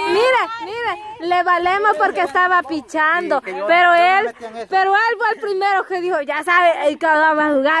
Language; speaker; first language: Spanish; native; Spanish